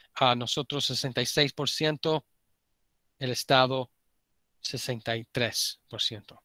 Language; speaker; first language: Spanish; early bilingual, heritage; Spanish